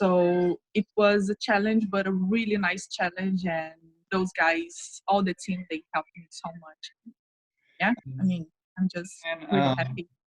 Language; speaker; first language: English; non-native, fluent; Portuguese